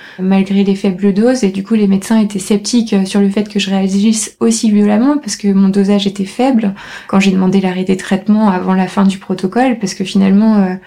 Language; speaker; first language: French; native; French